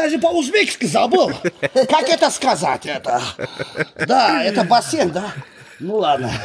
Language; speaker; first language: Russian; non-native, fluent; Uzbek